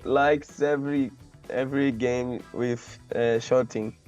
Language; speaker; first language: English; non-native, learner; Portuguese